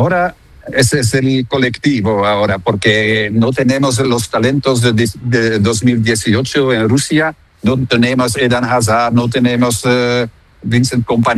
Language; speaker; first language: Spanish; non-native, fluent; Dutch